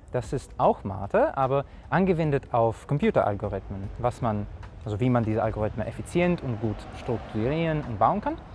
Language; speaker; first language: German; non-native, fluent; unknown